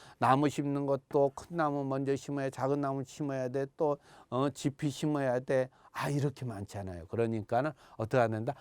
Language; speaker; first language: Korean; native; Korean